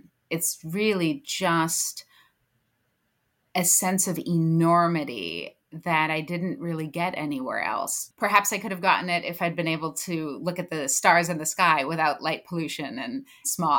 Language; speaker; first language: English; native; English